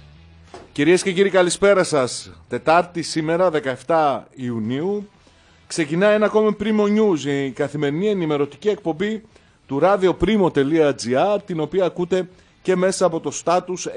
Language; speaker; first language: Greek; native; Greek